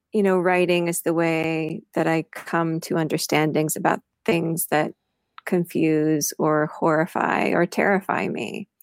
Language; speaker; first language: English; native; English